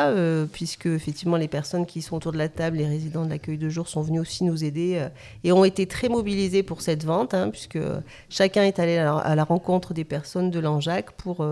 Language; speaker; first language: French; native; French